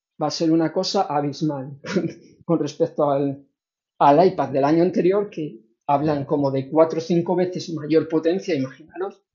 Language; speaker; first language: Spanish; native; Spanish